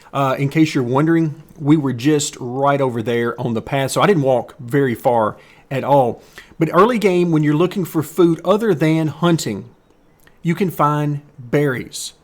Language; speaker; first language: English; native; English